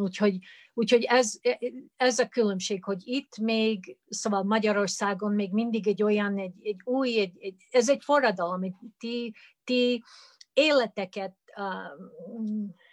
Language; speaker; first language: Hungarian; early bilingual, heritage; Hungarian